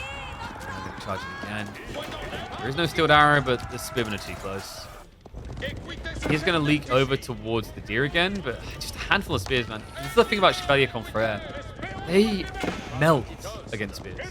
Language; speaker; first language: English; native; English